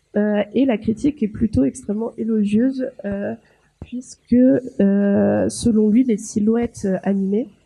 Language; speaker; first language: French; native; French